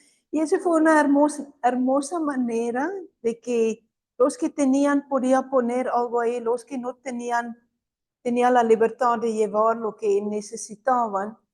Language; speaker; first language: Spanish; non-native, fluent; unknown